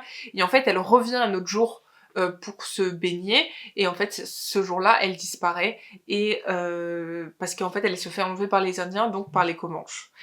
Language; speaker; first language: French; native; French